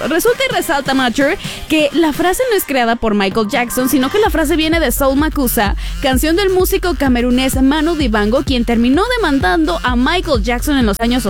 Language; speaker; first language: Spanish; native; Spanish